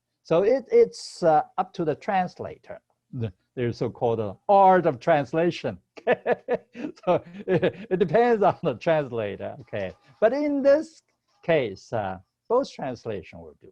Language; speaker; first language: English; non-native, fluent; Chinese